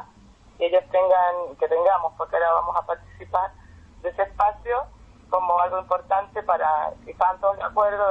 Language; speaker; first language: Spanish; native; Spanish